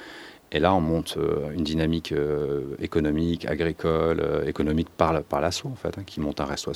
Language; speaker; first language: French; native; French